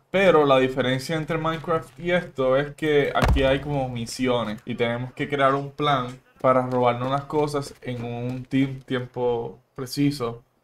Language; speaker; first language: Spanish; early bilingual, heritage; Spanish